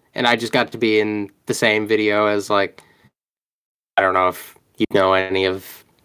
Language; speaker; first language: English; native; English